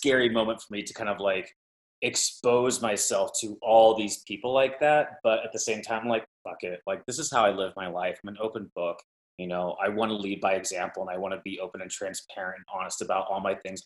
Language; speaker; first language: English; native; English